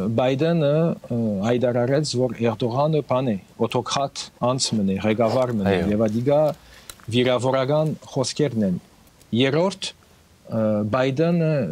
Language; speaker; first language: Armenian; early bilingual, heritage; Armenian